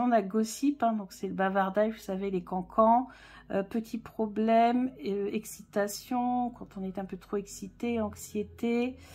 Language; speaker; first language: French; native; French